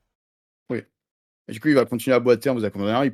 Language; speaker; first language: French; native; French